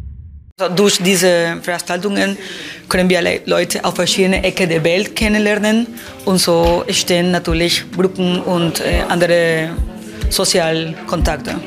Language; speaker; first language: German; non-native, fluent; Spanish